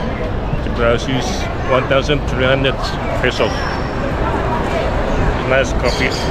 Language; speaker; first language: English; non-native, learner; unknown